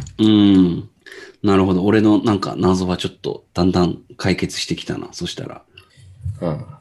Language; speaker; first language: Japanese; native; Japanese